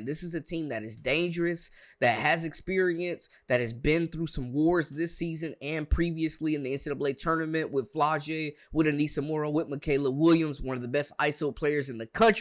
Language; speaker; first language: English; native; English